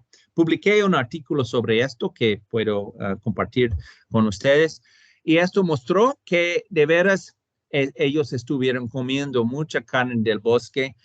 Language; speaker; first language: Spanish; non-native, fluent; English